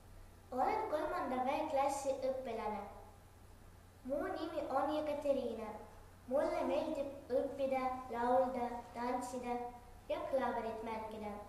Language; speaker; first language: Estonian; non-native, learner; Russian